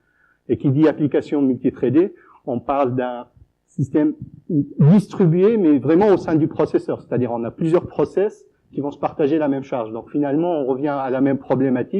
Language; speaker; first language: French; native; French